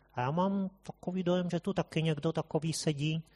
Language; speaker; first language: Czech; native; Czech